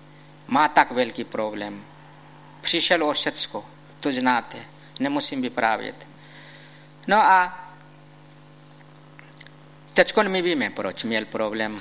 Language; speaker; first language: Czech; non-native, fluent; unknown